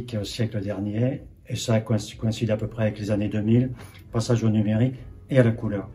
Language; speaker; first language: French; native; French